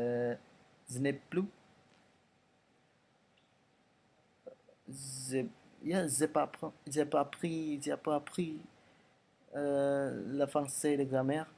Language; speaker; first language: French; non-native, learner; Indonesian